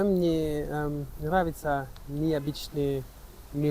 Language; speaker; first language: Russian; non-native, learner; French